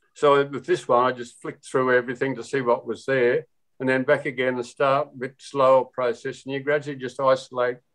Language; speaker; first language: English; native; English